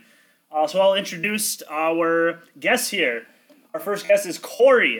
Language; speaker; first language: English; native; English